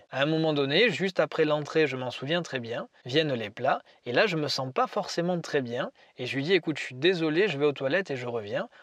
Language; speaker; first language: French; native; French